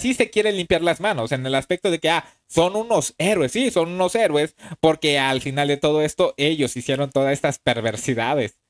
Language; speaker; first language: Spanish; native; Spanish